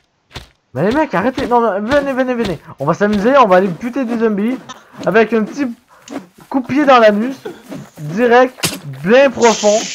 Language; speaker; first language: French; native; French